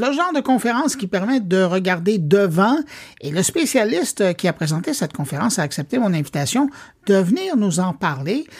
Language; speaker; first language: French; native; French